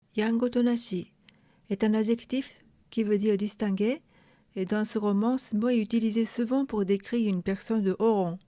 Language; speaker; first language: French; non-native, fluent; Japanese